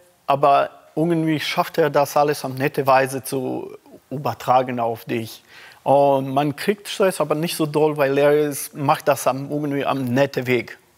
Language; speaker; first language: German; non-native, learner; Serbian